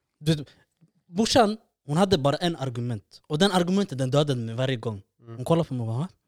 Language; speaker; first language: Swedish; early bilingual, other home language; Somali